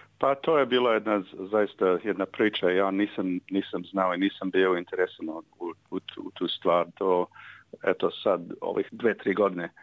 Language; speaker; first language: Serbian; early bilingual, heritage; Serbian